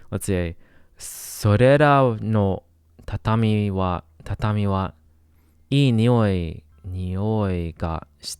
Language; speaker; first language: Japanese; non-native, learner; English